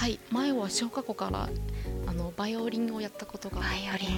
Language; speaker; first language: Japanese; non-native, fluent; Chinese